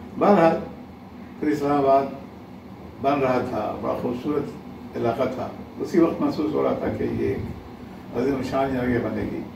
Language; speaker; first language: Urdu; native; Urdu